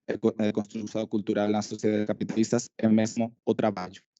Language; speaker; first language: Portuguese; non-native, fluent; Spanish